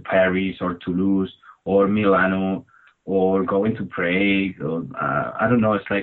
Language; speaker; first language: English; non-native, fluent; Spanish